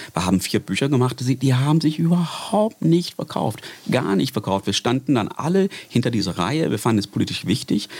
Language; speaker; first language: German; non-native, fluent; English